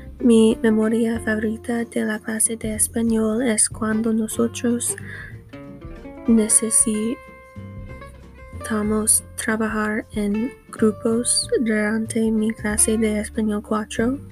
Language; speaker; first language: Spanish; non-native, learner; English